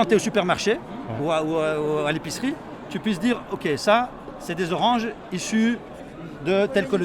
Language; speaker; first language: French; native; French